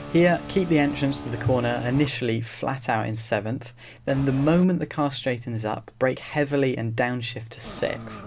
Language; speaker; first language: English; native; English